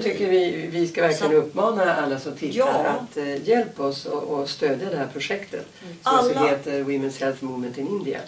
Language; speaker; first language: Swedish; native; Swedish